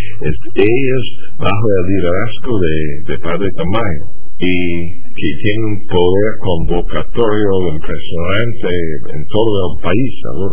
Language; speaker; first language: Spanish; non-native, fluent; English